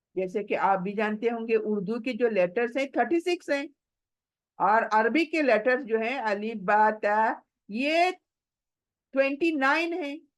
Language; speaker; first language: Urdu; native; Urdu